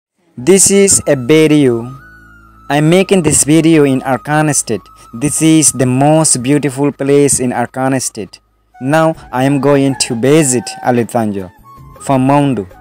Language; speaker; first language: English; non-native, local second language; Rohingya